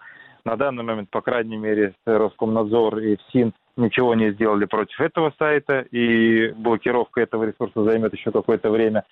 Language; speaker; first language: Russian; native; Russian